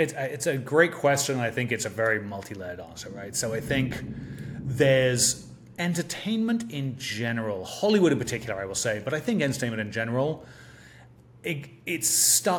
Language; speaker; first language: English; native; English